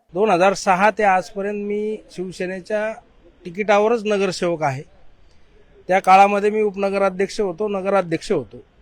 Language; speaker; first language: Marathi; native; Marathi